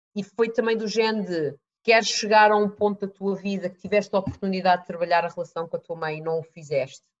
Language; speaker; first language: Portuguese; early bilingual, other home language; English